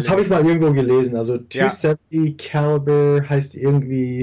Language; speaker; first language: German; early bilingual, heritage; English